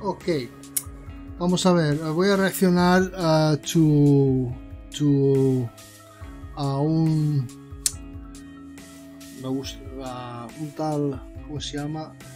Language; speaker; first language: Spanish; native; Spanish